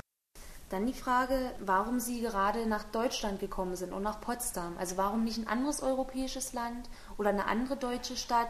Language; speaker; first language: German; native; German